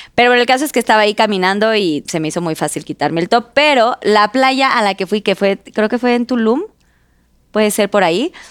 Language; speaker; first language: Spanish; native; Spanish